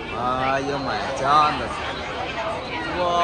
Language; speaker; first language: Chinese; non-native, fluent; Korean